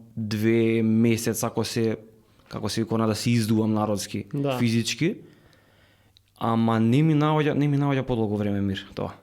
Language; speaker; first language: Macedonian; native; Macedonian